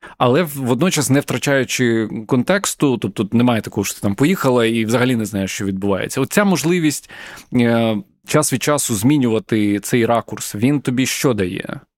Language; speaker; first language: Ukrainian; native; Ukrainian